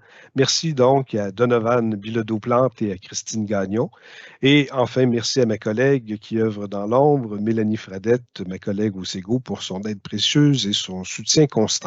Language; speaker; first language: French; native; French